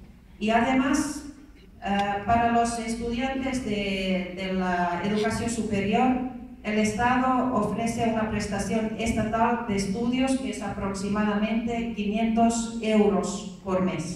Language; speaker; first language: Spanish; non-native, fluent; Finnish